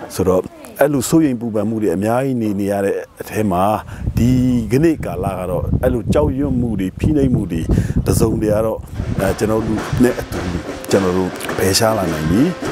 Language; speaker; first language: Burmese; non-native, local second language; Shwe Palaung